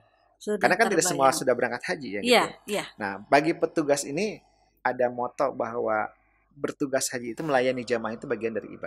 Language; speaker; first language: Indonesian; native; Indonesian